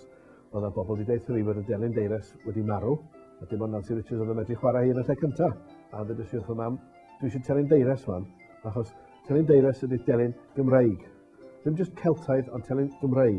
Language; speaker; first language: Welsh; native; Welsh